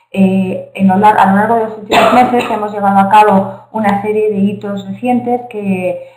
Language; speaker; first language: Spanish; native; Spanish